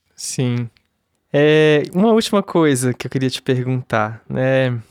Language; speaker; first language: Portuguese; native; Portuguese